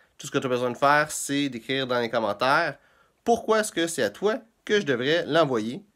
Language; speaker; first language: French; native; French